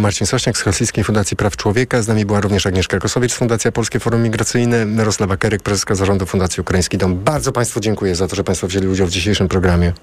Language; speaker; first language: Polish; native; Polish